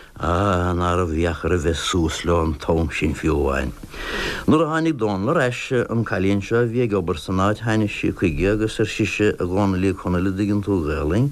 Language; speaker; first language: Irish; non-native, local second language; English